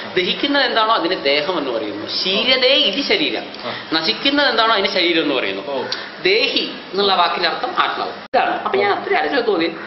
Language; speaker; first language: Malayalam; non-native, local second language; Hindi